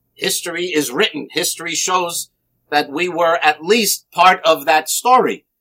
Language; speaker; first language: English; native; English